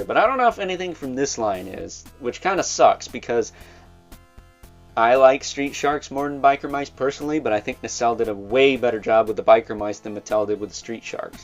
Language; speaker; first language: English; native; English